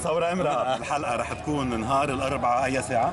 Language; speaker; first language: Arabic; native; Arabic